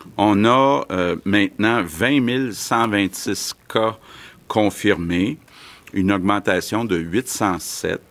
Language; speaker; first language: French; native; French